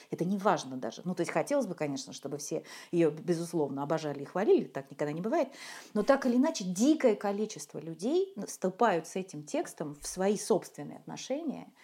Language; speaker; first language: Russian; native; Russian